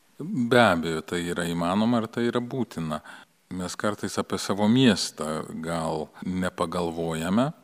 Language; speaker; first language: Lithuanian; early bilingual, heritage; Lithuanian